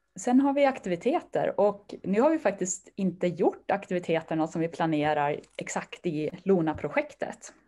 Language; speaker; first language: Swedish; native; Swedish